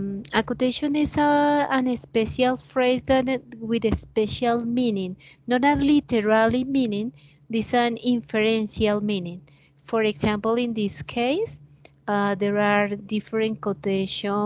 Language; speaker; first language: English; non-native, learner; Spanish